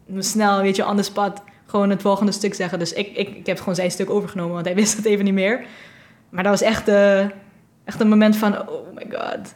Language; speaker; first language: Dutch; non-native, local second language; Papiamento